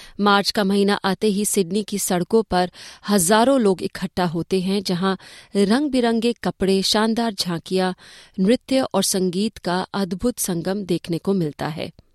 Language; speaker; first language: Hindi; native; Hindi